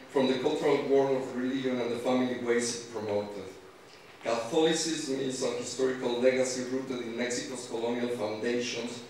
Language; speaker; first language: English; non-native, fluent; Spanish